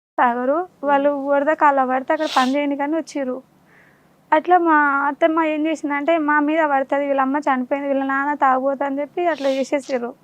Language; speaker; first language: Telugu; non-native, local second language; Urdu